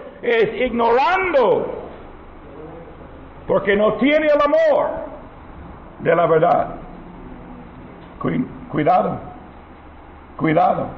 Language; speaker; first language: Spanish; non-native, learner; English